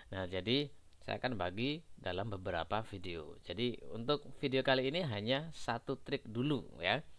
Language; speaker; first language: Indonesian; native; Indonesian